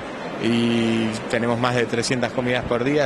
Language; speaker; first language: Spanish; native; Spanish